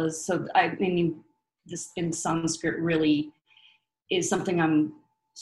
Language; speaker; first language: English; native; English